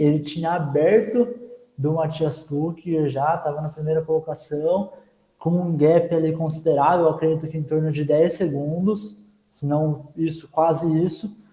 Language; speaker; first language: Portuguese; native; Portuguese